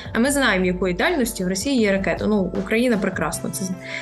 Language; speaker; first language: Ukrainian; native; Ukrainian